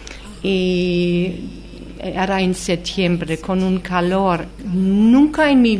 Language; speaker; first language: Spanish; non-native, fluent; German